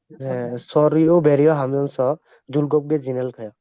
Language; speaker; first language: Korean; non-native, learner; Bangla